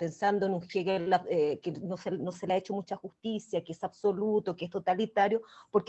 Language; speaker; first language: Spanish; native; Spanish